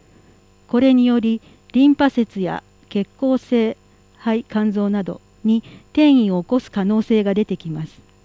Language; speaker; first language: Japanese; native; Japanese